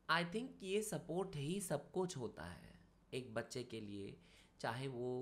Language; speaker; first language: Hindi; non-native, local second language; Marathi